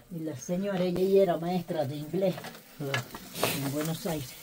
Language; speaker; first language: Spanish; native; Spanish